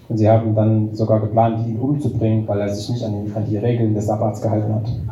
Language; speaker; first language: German; native; German